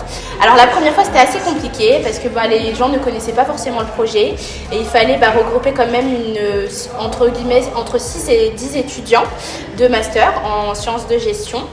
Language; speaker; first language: French; native; French